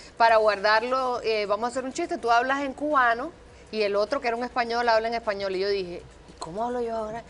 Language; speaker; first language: Spanish; native; Spanish